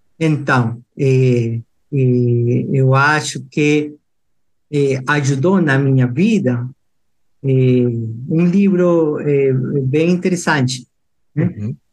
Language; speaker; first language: Portuguese; non-native, fluent; Spanish